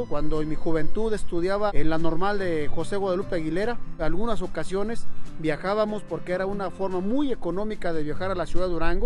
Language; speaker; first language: Spanish; native; Spanish